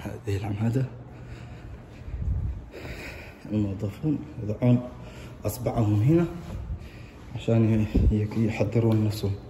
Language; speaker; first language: Arabic; non-native, local second language; Somali